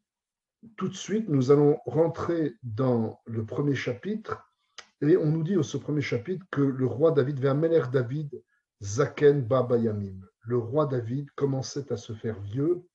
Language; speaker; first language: French; native; French